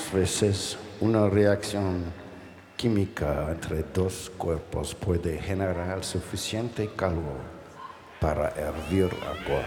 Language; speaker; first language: Spanish; non-native, learner; English